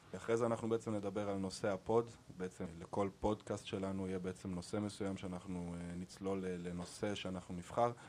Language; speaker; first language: Hebrew; native; Hebrew